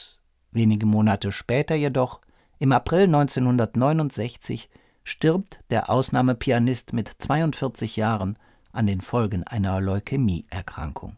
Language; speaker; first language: German; native; German